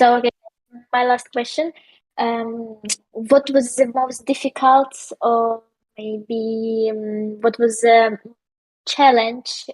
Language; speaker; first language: English; non-native, learner; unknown